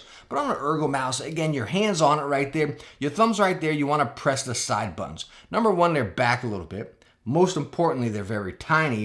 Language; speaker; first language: English; native; English